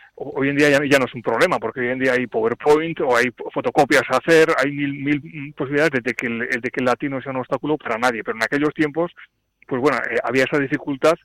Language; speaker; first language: Spanish; native; Spanish